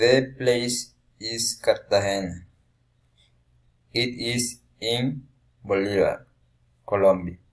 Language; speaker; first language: English; non-native, learner; Spanish